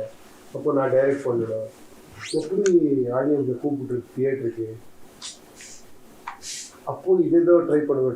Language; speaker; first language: Tamil; non-native, learner; Kannada